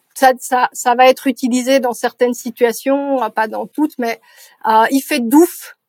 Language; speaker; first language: French; native; French